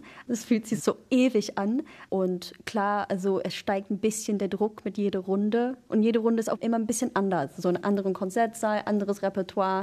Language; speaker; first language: German; non-native, fluent; English